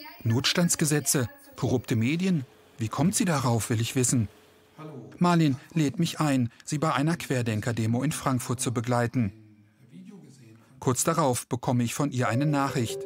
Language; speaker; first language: German; native; German